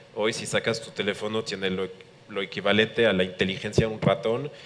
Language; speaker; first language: Spanish; non-native, fluent; French